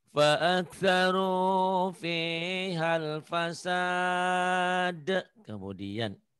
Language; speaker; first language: Indonesian; non-native, local second language; Sundanese